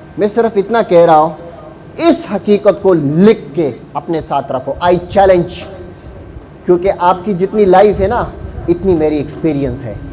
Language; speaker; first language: Urdu; non-native, local second language; Pashto